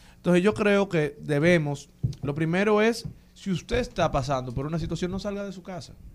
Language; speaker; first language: Spanish; native; Spanish